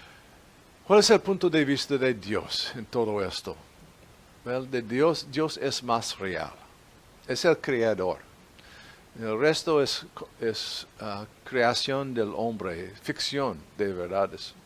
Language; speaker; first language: Spanish; non-native, fluent; English